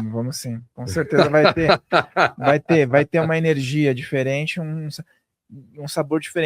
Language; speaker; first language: Portuguese; native; Portuguese